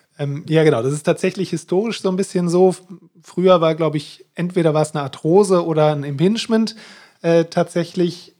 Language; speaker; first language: German; native; German